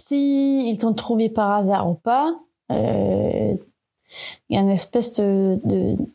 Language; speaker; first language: French; non-native, fluent; Swedish